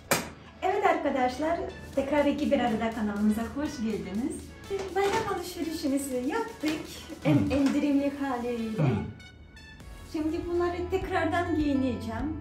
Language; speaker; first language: Turkish; non-native, fluent; Russian